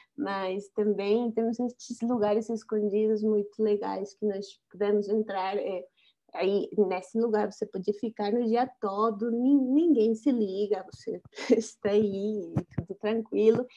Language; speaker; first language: Portuguese; non-native, fluent; Spanish